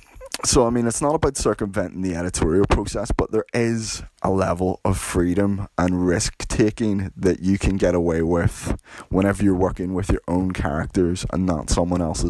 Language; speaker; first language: English; native; English